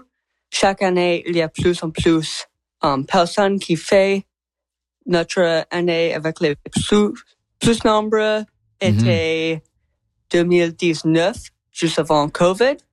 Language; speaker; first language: French; non-native, learner; English